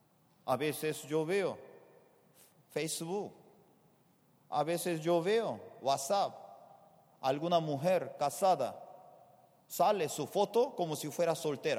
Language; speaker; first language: Spanish; non-native, fluent; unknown